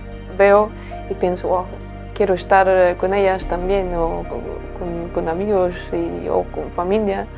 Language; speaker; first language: Spanish; non-native, fluent; Latvian